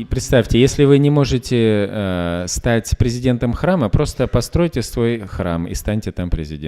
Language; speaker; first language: Russian; native; Russian